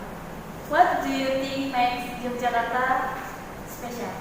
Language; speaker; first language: English; non-native, learner; Indonesian